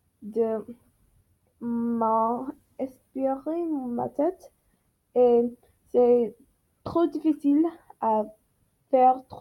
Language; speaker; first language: French; non-native, learner; English